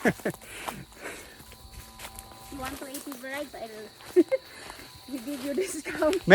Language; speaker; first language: English; non-native, learner; Filipino